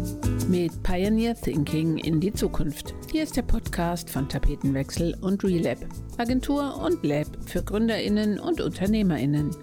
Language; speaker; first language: German; native; German